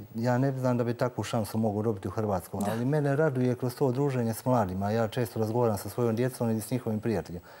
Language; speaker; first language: Croatian; native; Croatian